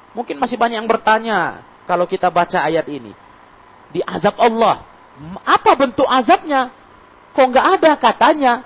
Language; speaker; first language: Indonesian; native; Indonesian